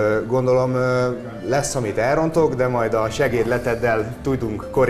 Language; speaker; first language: Hungarian; native; Hungarian